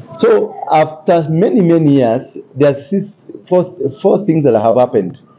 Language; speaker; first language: English; non-native, local second language; Kikuyu